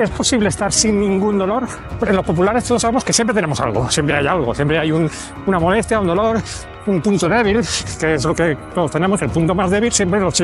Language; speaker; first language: Spanish; native; Spanish